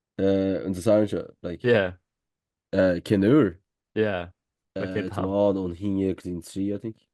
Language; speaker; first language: Irish; native; Irish